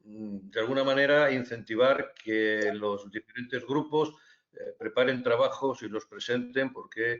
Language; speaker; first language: Spanish; native; Spanish